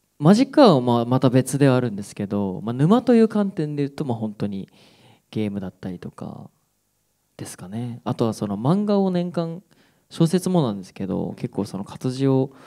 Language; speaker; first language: Japanese; native; Japanese